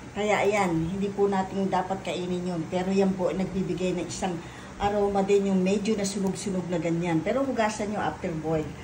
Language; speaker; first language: Filipino; native; Filipino